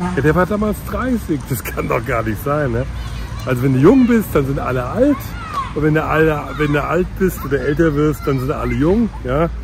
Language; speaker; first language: German; native; German